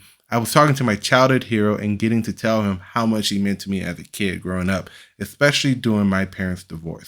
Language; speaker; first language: English; native; English